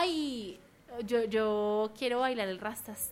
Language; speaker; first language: Spanish; native; Spanish